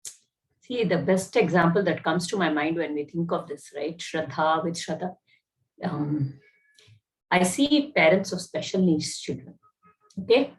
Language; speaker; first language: English; non-native, local second language; Kannada